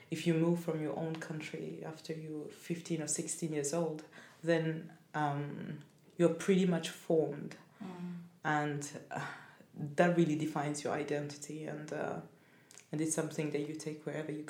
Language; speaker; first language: English; non-native, fluent; Rundi